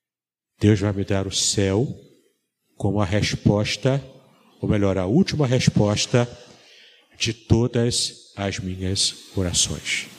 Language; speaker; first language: Portuguese; native; Portuguese